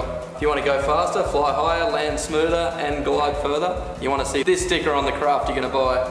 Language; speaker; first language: English; native; English